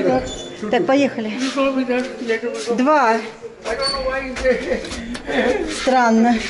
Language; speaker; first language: Russian; native; Russian